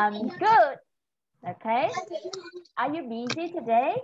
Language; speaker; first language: English; non-native, fluent; Vietnamese